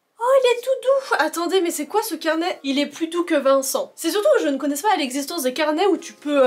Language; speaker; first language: French; native; French